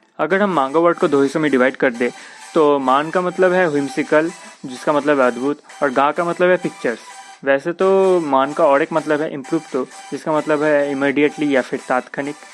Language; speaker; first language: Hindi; non-native, local second language; Bangla